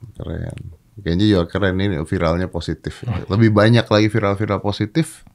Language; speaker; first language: Indonesian; native; Indonesian